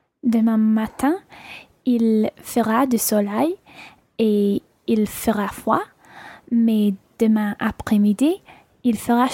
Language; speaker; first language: French; non-native, learner; English